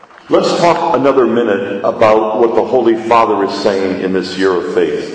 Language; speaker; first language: English; native; English